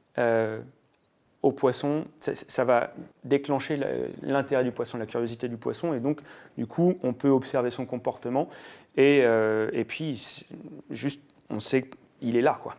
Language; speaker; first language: French; native; French